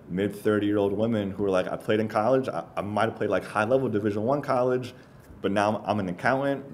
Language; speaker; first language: English; native; English